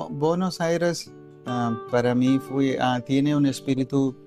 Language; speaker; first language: Spanish; non-native, fluent; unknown